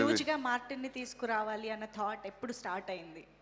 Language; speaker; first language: Telugu; native; Telugu